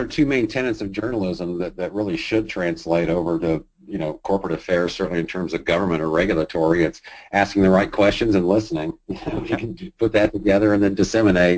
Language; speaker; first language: English; native; English